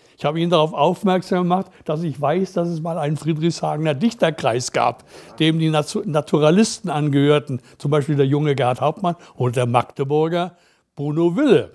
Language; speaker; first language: German; native; German